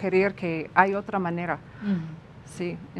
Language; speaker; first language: Spanish; non-native, fluent; English